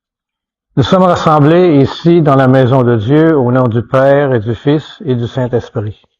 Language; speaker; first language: French; native; French